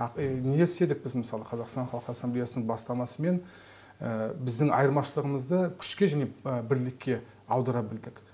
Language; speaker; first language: Kazakh; non-native, local second language; Turkish